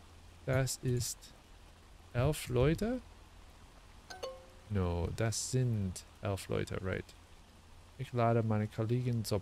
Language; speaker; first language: German; non-native, learner; English